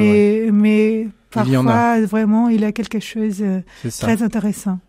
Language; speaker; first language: French; non-native, fluent; Portuguese